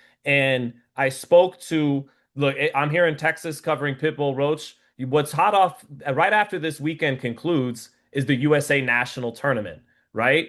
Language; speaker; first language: English; native; English